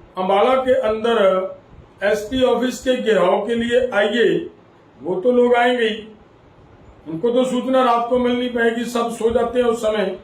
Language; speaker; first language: Hindi; non-native, local second language; Punjabi